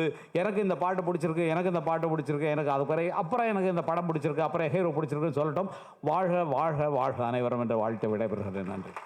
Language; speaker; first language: Tamil; native; Tamil